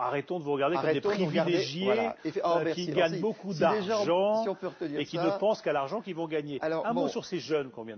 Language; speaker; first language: French; native; French